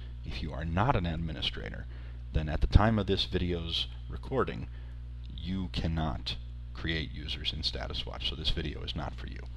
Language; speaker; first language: English; native; English